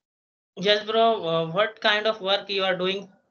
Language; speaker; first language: English; non-native, learner; Hindi